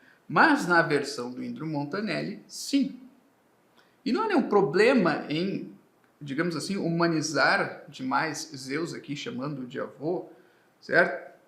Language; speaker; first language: Portuguese; native; Portuguese